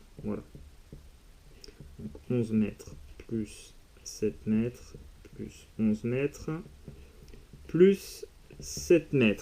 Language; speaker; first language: French; native; French